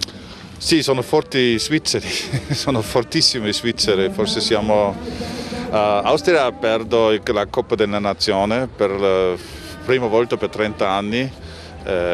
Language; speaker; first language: Italian; non-native, fluent; German